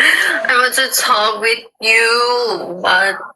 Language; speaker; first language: English; non-native, learner; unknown